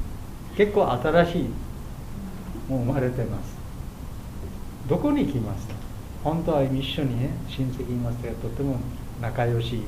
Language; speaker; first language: Japanese; non-native, learner; Bangla